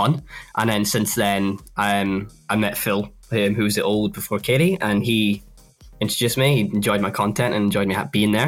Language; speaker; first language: English; native; English